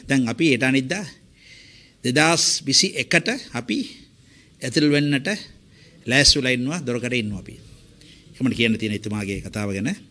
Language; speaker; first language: Sinhala; non-native, local second language; Tamil